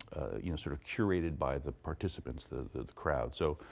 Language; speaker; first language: English; native; English